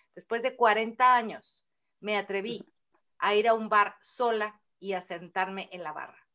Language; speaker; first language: Spanish; native; Spanish